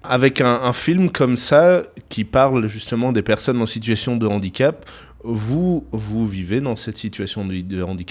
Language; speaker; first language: French; native; French